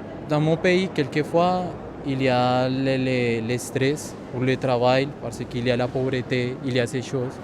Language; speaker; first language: French; non-native, fluent; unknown